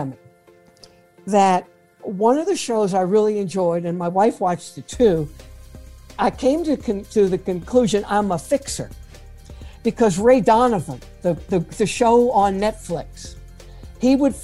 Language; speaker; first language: English; native; English